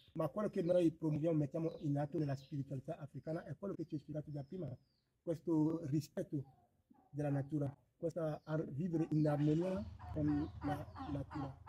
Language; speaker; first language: Italian; non-native, fluent; Ewe